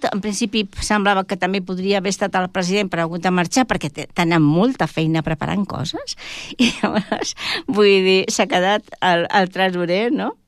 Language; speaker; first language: Catalan; native; Catalan